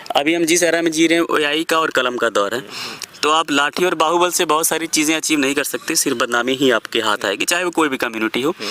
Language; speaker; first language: Hindi; native; Hindi